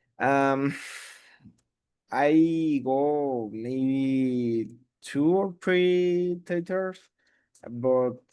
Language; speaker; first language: English; non-native, learner; Spanish